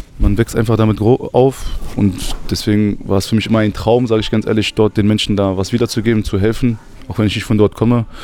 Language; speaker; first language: German; early bilingual, other home language; Arabic